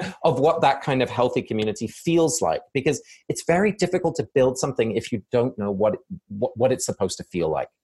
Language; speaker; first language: English; native; English